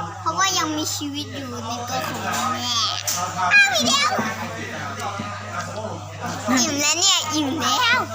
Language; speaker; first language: Thai; native; Thai